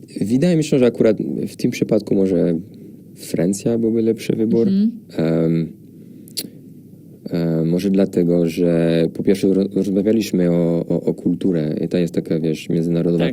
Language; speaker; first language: Polish; non-native, fluent; French